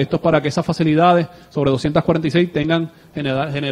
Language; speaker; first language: Spanish; native; Spanish